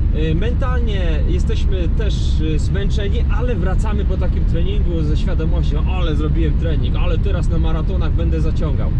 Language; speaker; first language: Polish; native; Polish